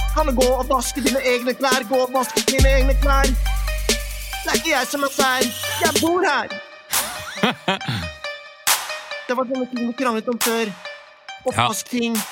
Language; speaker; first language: Norwegian; native; Norwegian